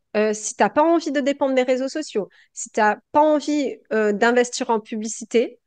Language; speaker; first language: French; native; French